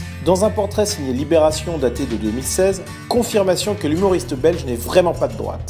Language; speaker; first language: French; native; French